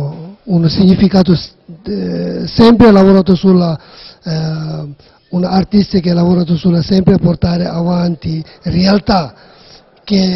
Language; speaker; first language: Italian; non-native, learner; Tibetan